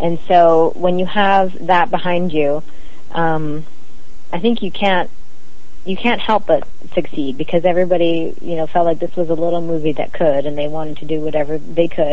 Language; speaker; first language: English; native; English